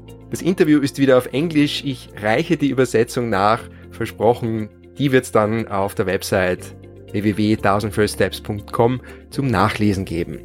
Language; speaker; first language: German; native; German